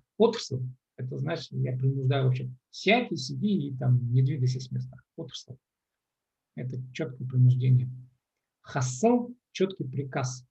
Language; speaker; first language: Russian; non-native, local second language; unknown